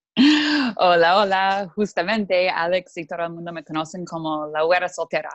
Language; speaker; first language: Spanish; non-native, fluent; English